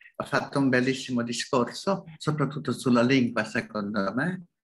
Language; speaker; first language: Italian; non-native, fluent; Hungarian